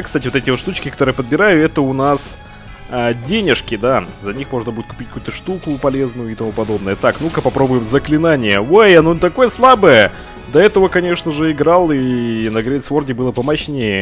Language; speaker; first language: Russian; native; Russian